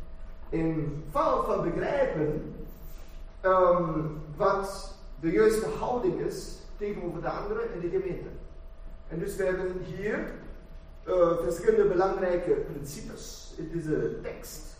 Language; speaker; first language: Dutch; non-native, fluent; German